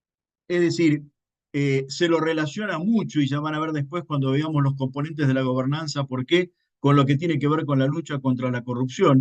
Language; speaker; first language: Spanish; native; Spanish